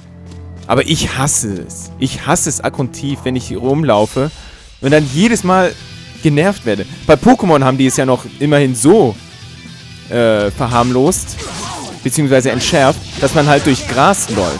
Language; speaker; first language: German; native; German